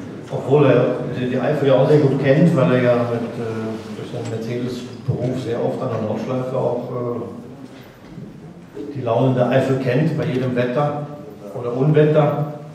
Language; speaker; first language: German; native; German